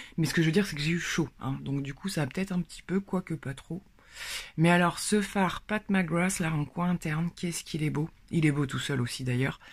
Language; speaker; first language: French; native; French